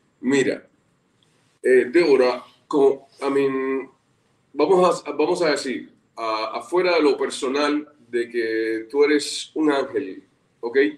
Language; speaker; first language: Spanish; native; Spanish